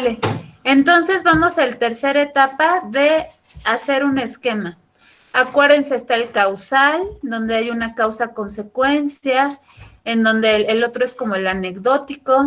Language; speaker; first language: Spanish; native; Spanish